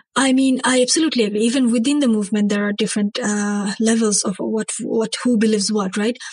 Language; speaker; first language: English; non-native, local second language; Bangla